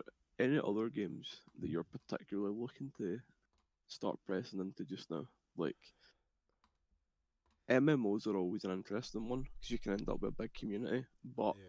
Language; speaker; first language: English; native; English